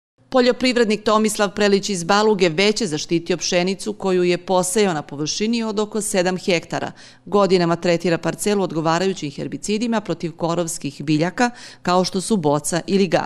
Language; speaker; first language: Serbian; native; Serbian